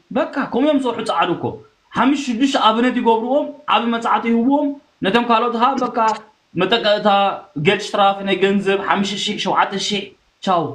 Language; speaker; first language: Tigrinya; native; Tigrinya